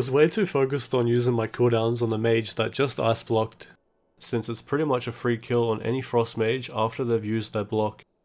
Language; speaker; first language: English; native; English